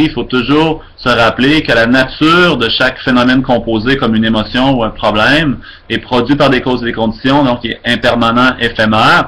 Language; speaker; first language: French; native; French